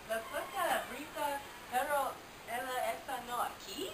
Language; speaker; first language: Spanish; non-native, learner; English